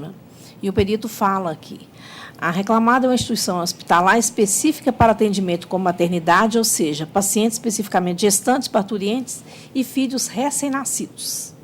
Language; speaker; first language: Portuguese; native; Portuguese